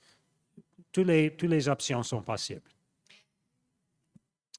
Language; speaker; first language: French; non-native, local second language; English